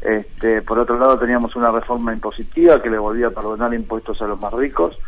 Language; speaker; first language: Spanish; native; Spanish